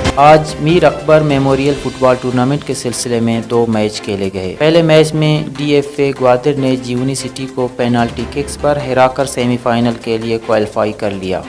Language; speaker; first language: Urdu; non-native, local second language; Baluchi